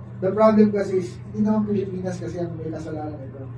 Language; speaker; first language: Filipino; native; Filipino